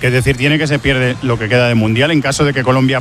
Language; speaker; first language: Spanish; native; Spanish